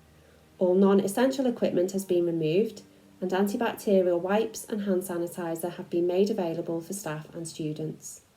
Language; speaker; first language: English; native; English